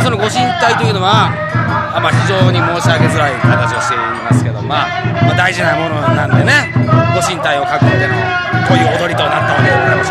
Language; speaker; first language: Japanese; native; Japanese